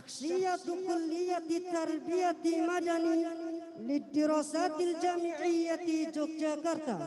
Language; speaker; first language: Arabic; non-native, fluent; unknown